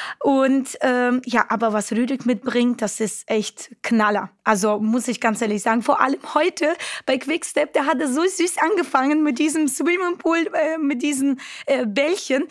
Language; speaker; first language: German; non-native, fluent; Romanian